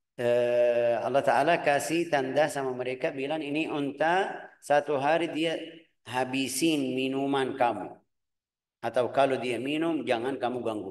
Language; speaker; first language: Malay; non-native, fluent; Arabic